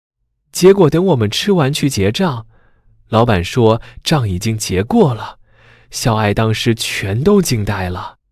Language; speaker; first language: Chinese; native; Chinese